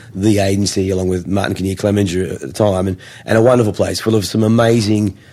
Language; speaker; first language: English; native; English